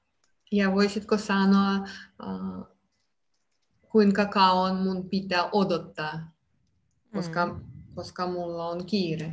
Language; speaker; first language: Finnish; non-native, learner; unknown